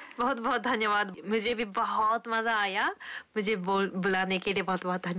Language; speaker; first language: Hindi; non-native, fluent; Japanese